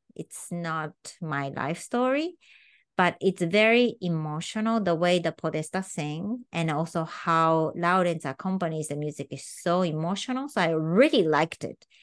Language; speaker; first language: English; non-native, fluent; Japanese